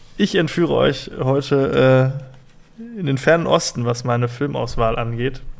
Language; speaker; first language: German; native; German